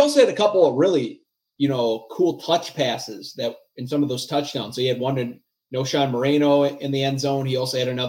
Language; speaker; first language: English; native; English